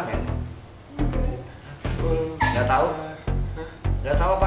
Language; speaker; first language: Indonesian; native; Indonesian